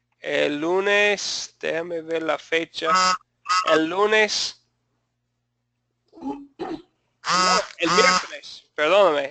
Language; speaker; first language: Spanish; non-native, fluent; English